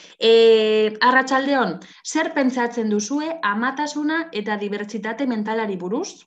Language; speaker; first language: Basque; non-native, local second language; Spanish